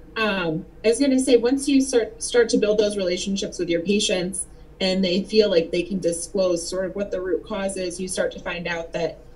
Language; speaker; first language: English; native; English